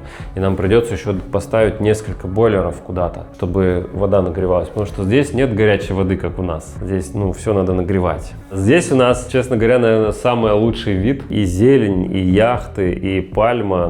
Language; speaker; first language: Russian; native; Russian